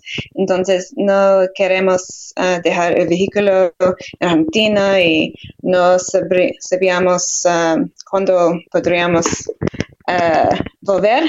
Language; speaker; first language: Spanish; non-native, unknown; English